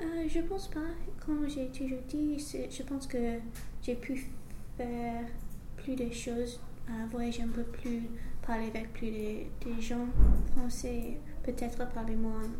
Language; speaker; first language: French; non-native, learner; English